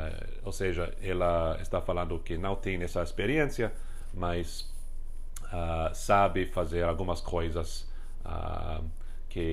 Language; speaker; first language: Portuguese; non-native, fluent; English